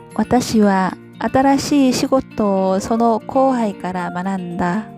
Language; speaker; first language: Japanese; non-native, learner; Korean